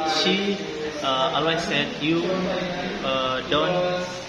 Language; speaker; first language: English; non-native, learner; Indonesian